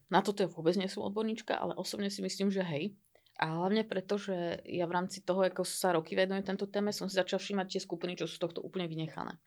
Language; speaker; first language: Slovak; native; Slovak